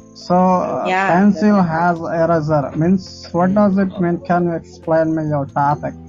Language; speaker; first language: English; non-native, local second language; Urdu